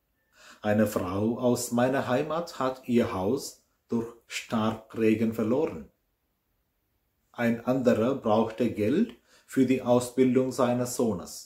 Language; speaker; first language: German; non-native, fluent; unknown